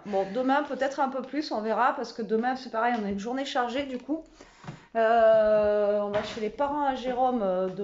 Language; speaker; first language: French; native; French